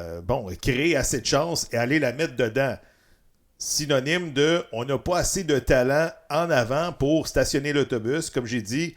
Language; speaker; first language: French; native; French